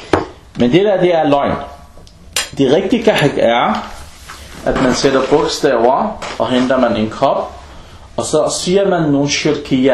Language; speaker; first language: Danish; non-native, fluent; Arabic